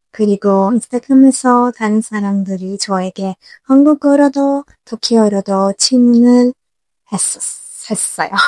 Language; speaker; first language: Korean; non-native, learner; Turkish